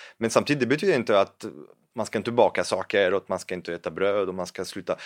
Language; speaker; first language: Swedish; non-native, fluent; French